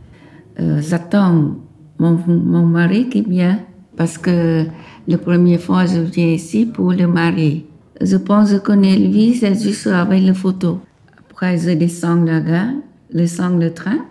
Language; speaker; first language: French; non-native, learner; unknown